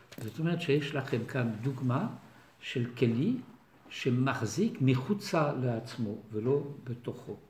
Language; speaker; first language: Hebrew; non-native, fluent; French